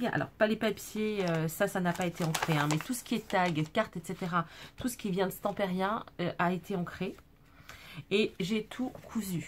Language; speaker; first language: French; native; French